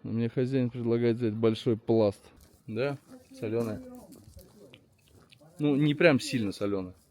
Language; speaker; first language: Russian; native; Russian